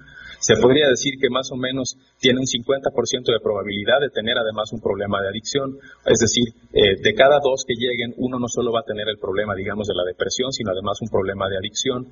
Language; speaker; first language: Spanish; native; Spanish